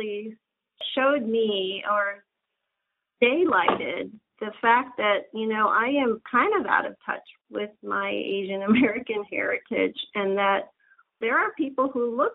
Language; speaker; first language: English; early bilingual, other home language; Japanese